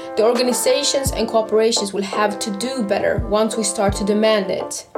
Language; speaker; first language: English; non-native, fluent; Swedish